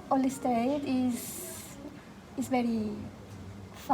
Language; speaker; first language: English; non-native, fluent; Spanish